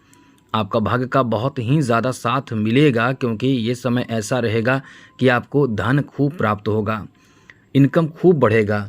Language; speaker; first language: Hindi; native; Hindi